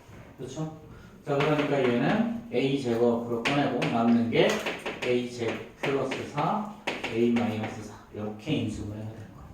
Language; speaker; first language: Korean; native; Korean